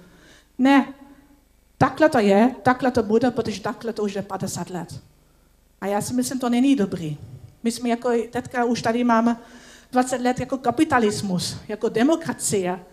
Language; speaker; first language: Czech; non-native, learner; Dutch